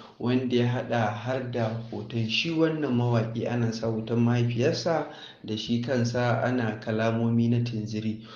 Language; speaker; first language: Hausa; native; Hausa